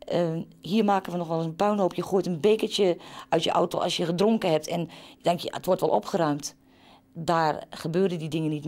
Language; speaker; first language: Dutch; native; Dutch